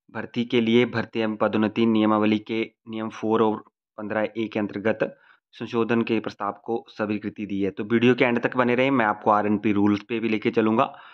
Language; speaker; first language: Hindi; native; Hindi